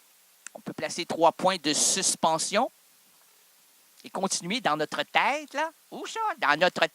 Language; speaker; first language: French; native; French